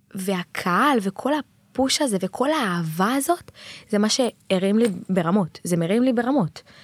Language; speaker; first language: Hebrew; native; Hebrew